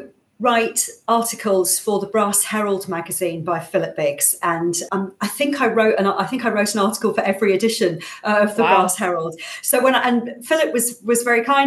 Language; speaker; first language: English; native; English